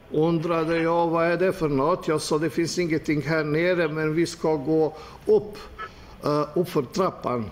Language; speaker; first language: Swedish; non-native, fluent; Albanian